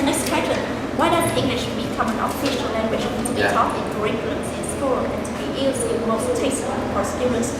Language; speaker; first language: English; non-native, fluent; Vietnamese